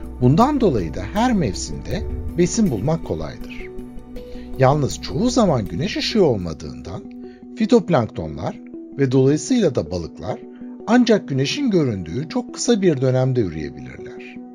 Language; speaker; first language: Turkish; native; Turkish